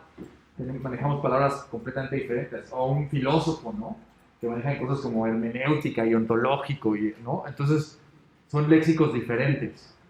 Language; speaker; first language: Spanish; native; Spanish